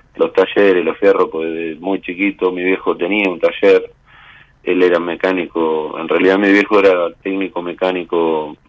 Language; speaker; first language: Spanish; native; Spanish